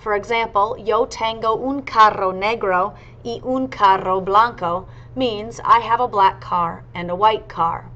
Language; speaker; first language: Spanish; non-native, fluent; English